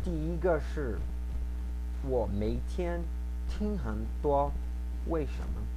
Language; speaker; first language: Chinese; non-native, fluent; Portuguese